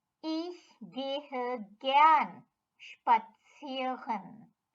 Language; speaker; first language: German; non-native, fluent; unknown